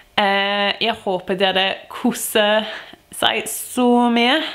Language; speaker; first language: Norwegian; non-native, learner; English